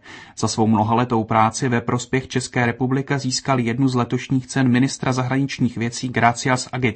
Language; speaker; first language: Czech; native; Czech